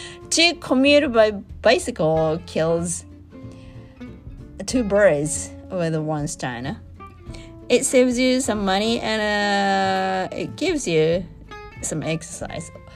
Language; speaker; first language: English; non-native, learner; Japanese